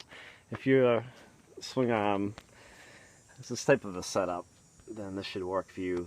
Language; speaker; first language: English; native; English